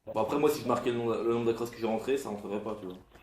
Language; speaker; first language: French; native; French